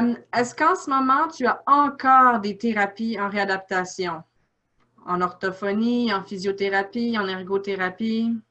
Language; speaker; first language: French; native; French